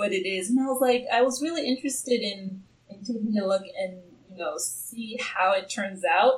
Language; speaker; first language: English; non-native, local second language; Swahili